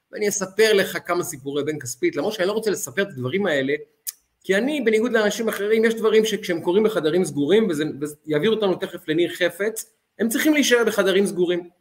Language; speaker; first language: Hebrew; native; Hebrew